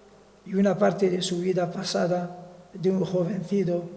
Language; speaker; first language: Spanish; non-native, fluent; Arabic